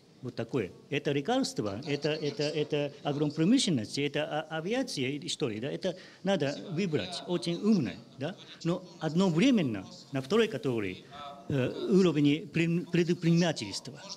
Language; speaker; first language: Russian; non-native, learner; Japanese